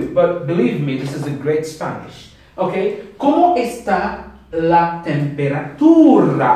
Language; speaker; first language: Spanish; non-native, learner; Haitian Creole